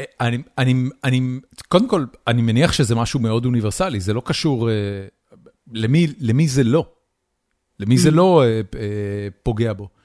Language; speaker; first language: Hebrew; native; Hebrew